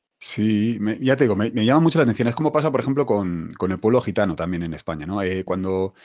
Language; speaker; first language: Spanish; native; Spanish